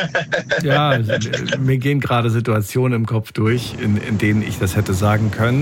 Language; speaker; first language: German; native; German